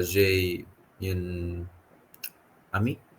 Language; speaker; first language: French; non-native, fluent; Hindi